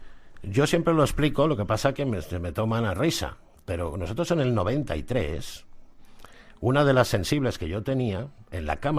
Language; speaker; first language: Spanish; native; Spanish